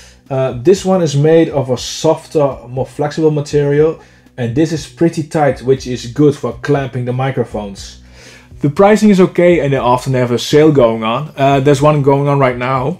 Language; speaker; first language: English; non-native, fluent; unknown